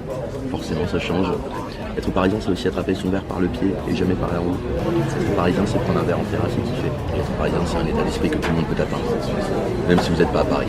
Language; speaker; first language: French; native; French